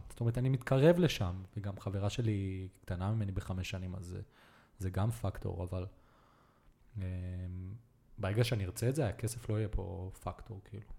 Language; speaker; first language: Hebrew; native; Hebrew